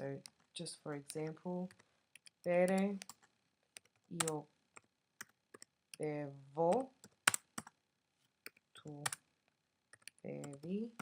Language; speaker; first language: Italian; non-native, fluent; English